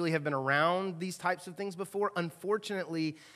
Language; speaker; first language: English; native; English